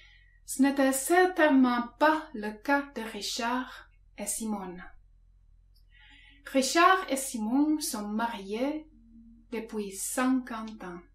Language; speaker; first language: French; non-native, fluent; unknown